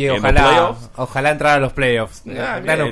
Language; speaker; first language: Spanish; native; Spanish